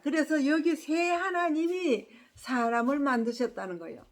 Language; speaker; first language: Korean; native; Korean